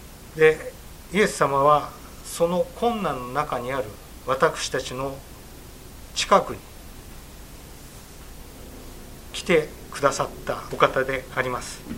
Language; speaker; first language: Japanese; native; Japanese